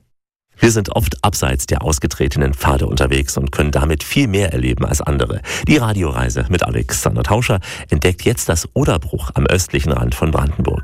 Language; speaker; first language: German; native; German